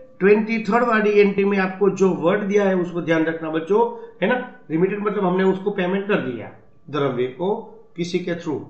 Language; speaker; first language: Hindi; non-native, local second language; Gujarati